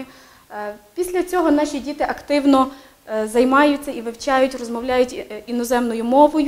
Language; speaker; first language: Ukrainian; native; Ukrainian